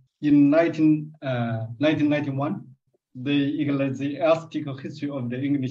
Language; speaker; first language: English; non-native, fluent; Chinese